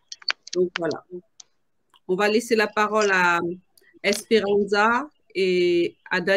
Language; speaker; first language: French; native; French